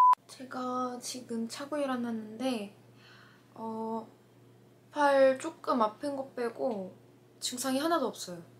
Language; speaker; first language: Korean; non-native, fluent; Russian